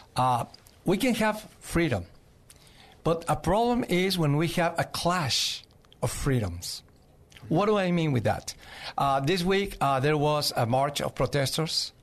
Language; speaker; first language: English; non-native, fluent; Spanish